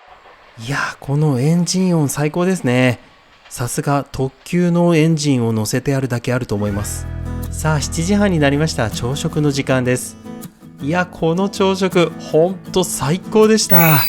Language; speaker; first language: Japanese; native; Japanese